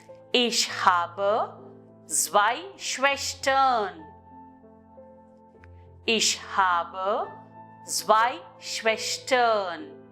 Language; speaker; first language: German; non-native, fluent; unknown